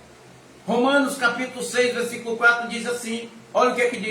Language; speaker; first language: Portuguese; native; Portuguese